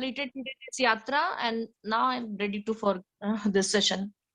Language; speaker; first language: English; non-native, learner; Hindi